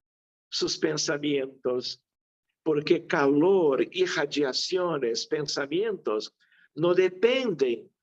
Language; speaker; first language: Spanish; non-native, fluent; Portuguese